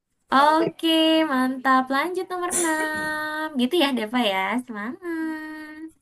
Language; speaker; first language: Indonesian; native; Indonesian